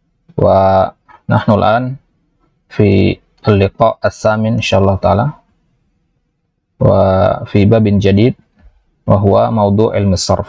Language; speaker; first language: Arabic; non-native, fluent; Indonesian